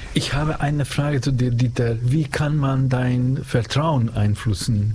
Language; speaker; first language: German; non-native, learner; Hungarian